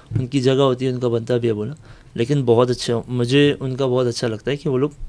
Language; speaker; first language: Urdu; native; Urdu